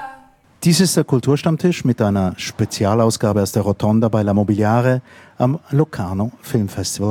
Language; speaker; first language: German; native; German